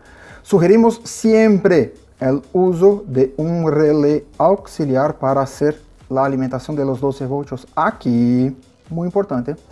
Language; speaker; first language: Spanish; non-native, fluent; Portuguese